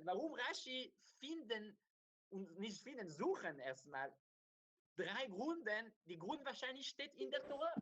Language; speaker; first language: German; non-native, learner; Hebrew